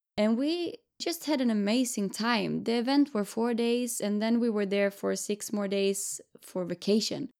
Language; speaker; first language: English; non-native, fluent; Swedish